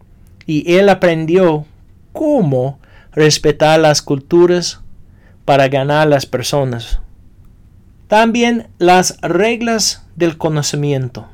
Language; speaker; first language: Spanish; non-native, fluent; English